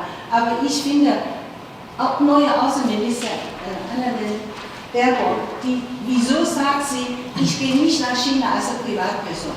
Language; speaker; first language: German; non-native, fluent; Chinese